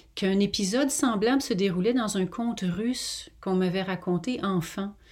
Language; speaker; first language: French; native; French